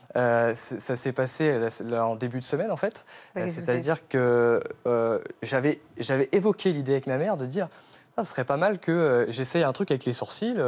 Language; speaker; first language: French; native; French